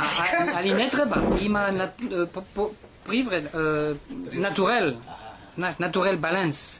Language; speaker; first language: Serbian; non-native, learner; French